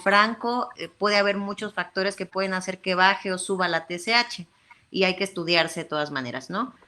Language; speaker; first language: Spanish; native; Spanish